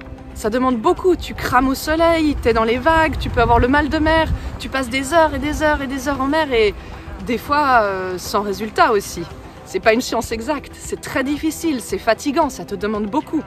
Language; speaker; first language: French; native; French